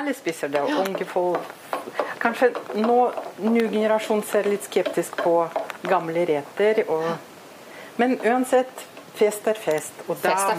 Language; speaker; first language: Norwegian; non-native, fluent; Russian